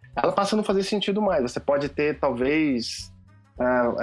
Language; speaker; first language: Portuguese; native; Portuguese